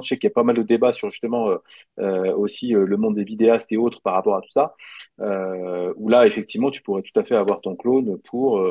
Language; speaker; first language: French; native; French